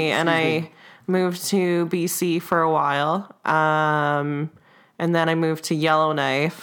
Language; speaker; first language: English; non-native, fluent; Russian